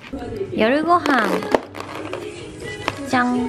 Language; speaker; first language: Japanese; native; Japanese